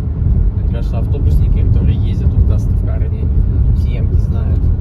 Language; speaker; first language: Russian; native; Russian